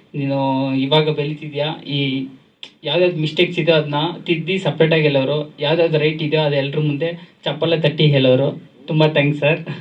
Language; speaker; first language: Kannada; native; Kannada